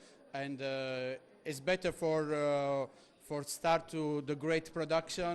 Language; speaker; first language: English; non-native, learner; Italian